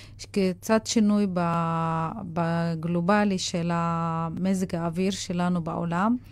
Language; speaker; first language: Hebrew; non-native, local second language; Arabic